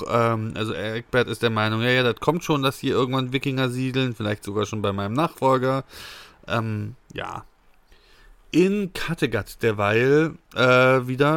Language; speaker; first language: German; native; German